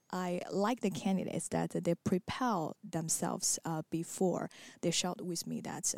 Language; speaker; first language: English; non-native, fluent; Chinese